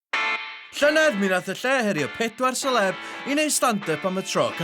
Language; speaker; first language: Welsh; native; Welsh